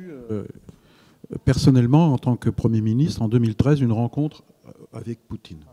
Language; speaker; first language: French; native; French